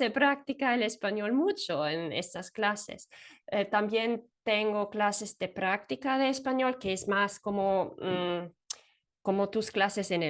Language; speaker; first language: Spanish; non-native, fluent; German